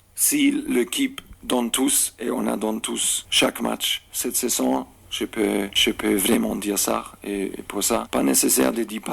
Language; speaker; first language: French; non-native, learner; German